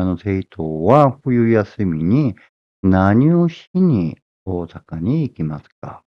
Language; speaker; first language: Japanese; non-native, fluent; Korean